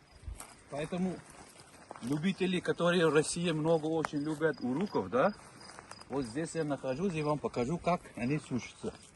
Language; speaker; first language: Russian; non-native, local second language; Tajik